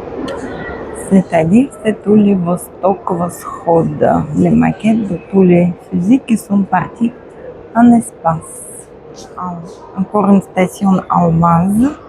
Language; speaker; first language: French; non-native, fluent; Russian